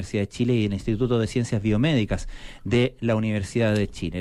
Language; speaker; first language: Spanish; native; Spanish